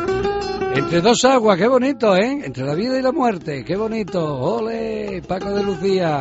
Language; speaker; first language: Spanish; native; Spanish